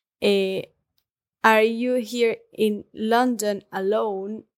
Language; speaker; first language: English; non-native, learner; Spanish